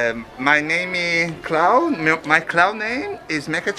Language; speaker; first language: English; non-native, learner; Portuguese